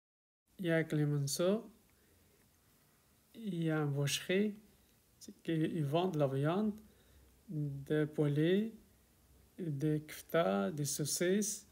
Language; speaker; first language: French; non-native, learner; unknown